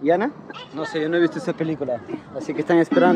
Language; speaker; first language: Spanish; native; Spanish